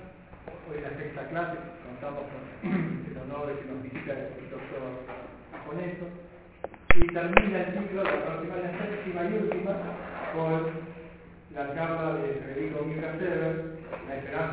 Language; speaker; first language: Spanish; native; Spanish